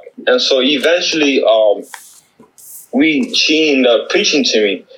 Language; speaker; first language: English; native; English